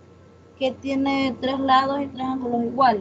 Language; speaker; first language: Spanish; native; Spanish